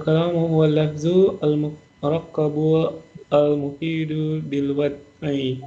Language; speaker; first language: Arabic; non-native, learner; Indonesian